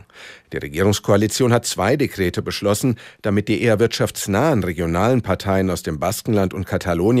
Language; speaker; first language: German; native; German